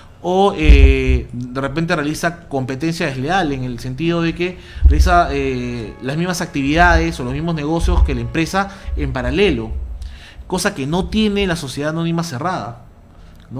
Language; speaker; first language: Spanish; native; Spanish